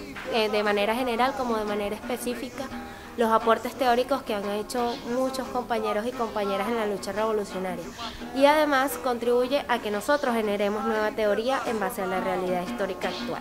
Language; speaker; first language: Spanish; native; Spanish